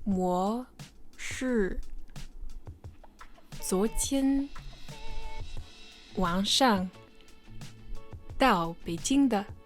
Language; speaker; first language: Chinese; non-native, learner; English